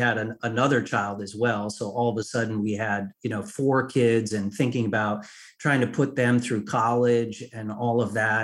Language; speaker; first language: English; native; English